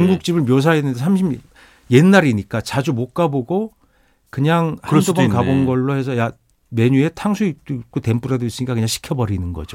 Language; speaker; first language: Korean; native; Korean